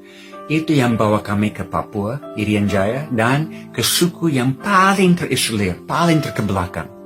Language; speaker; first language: Indonesian; non-native, fluent; English